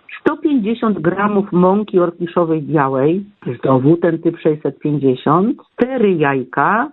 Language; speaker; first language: Polish; native; Polish